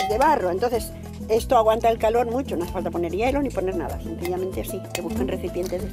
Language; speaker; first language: Spanish; native; Spanish